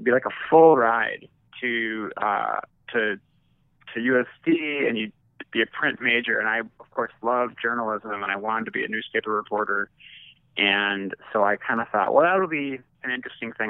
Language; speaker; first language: English; native; English